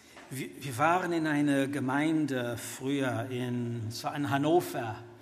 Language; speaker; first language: German; non-native, fluent; English